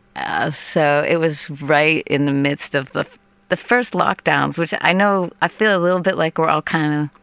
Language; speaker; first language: English; native; English